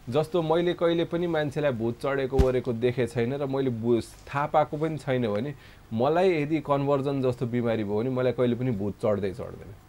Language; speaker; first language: Nepali; non-native, local second language; Maithili